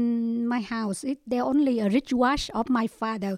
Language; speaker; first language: English; non-native, learner; Vietnamese